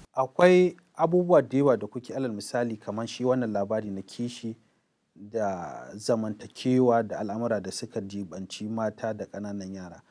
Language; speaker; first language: Hausa; native; Hausa